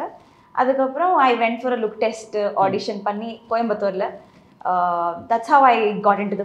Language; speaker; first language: Tamil; non-native, learner; Telugu